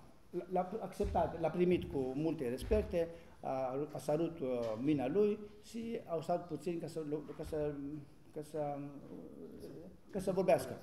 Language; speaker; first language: Romanian; non-native, learner; Greek